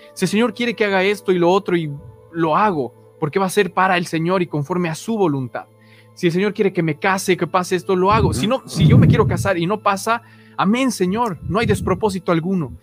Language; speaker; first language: Spanish; native; Spanish